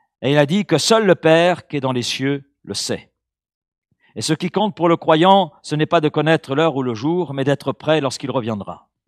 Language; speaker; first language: French; native; French